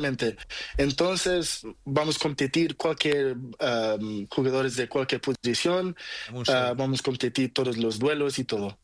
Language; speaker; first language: Spanish; non-native, learner; Portuguese